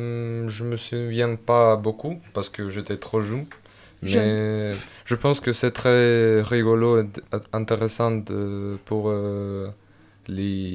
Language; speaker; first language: French; non-native, fluent; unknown